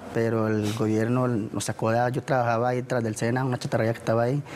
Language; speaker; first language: Spanish; native; Spanish